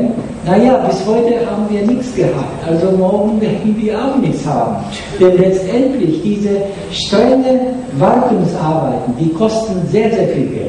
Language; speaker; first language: German; non-native, fluent; Japanese